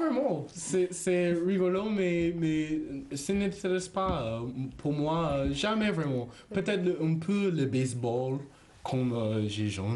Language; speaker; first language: French; non-native, learner; English